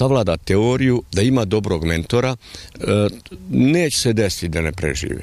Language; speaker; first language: Serbian; native; Serbian